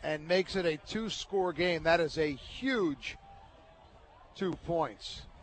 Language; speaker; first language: English; native; English